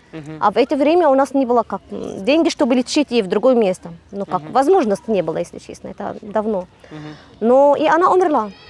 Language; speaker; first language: Russian; non-native, fluent; Arabic